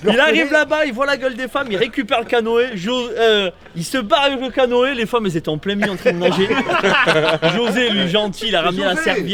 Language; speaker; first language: French; native; French